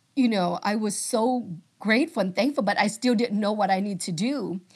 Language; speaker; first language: English; early bilingual, other home language; Vietnamese